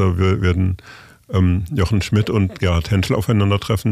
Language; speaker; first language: German; native; German